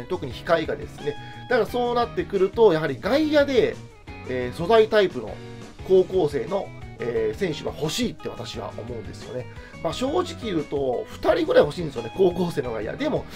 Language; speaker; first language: Japanese; native; Japanese